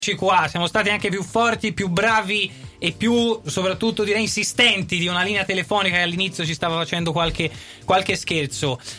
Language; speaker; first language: Italian; native; Italian